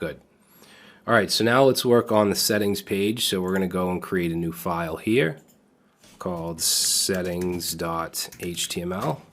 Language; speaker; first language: English; native; English